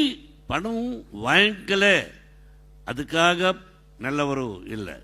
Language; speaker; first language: Tamil; non-native, learner; Telugu